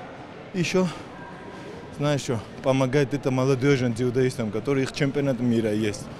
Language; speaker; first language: Russian; non-native, fluent; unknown